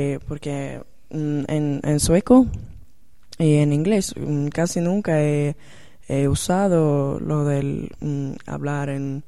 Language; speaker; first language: Spanish; non-native, learner; Swedish